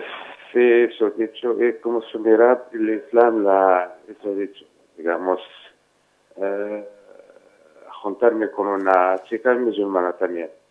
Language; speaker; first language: Spanish; non-native, fluent; Arabic